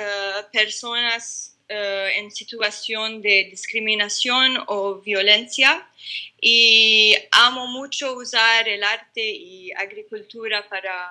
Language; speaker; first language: Spanish; non-native, learner; Arabic